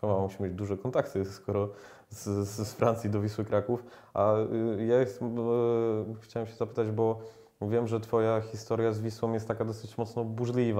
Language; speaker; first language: Polish; native; Polish